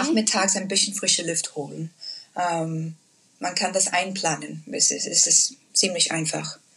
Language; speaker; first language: German; non-native, learner; English